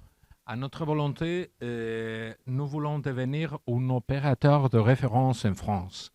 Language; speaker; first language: French; non-native, learner; Catalan